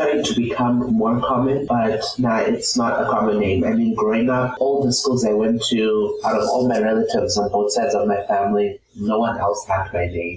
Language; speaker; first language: English; non-native, local second language; Shona